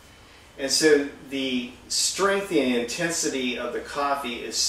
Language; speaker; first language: English; native; English